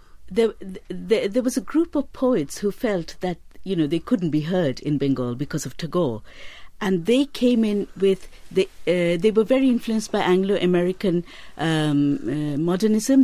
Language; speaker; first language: English; non-native, local second language; Bangla